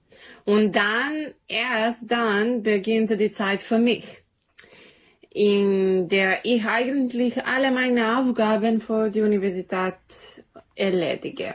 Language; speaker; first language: German; non-native, fluent; Serbian